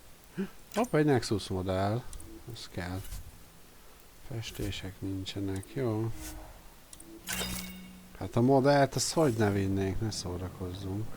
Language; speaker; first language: Hungarian; native; Hungarian